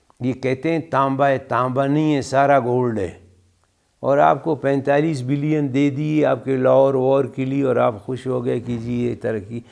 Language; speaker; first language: Urdu; non-native, local second language; Brahui